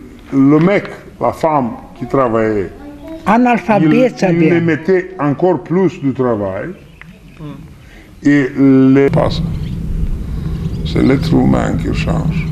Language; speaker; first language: French; non-native, fluent; Romanian